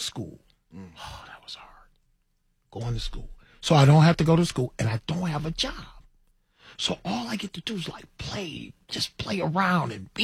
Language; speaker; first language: English; native; English